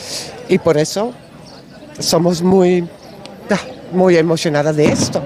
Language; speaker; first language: Spanish; non-native, learner; Dutch